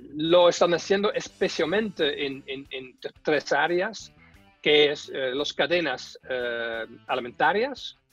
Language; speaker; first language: Spanish; non-native, fluent; Dutch